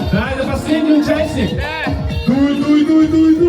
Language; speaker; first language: Russian; native; Russian